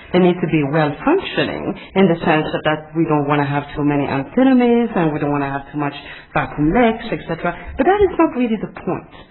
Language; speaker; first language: English; non-native, fluent; Swedish